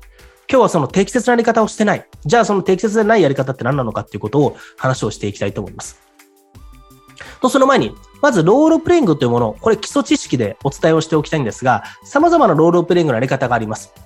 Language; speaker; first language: Japanese; native; Japanese